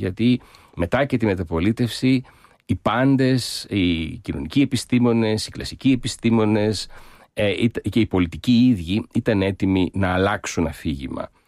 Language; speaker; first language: Greek; early bilingual, heritage; Greek